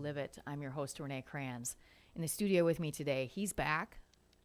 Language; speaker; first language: English; native; English